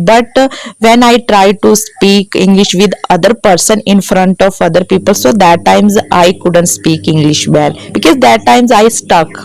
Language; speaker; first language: English; non-native, learner; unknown